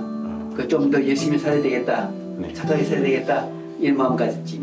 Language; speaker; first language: Korean; native; Korean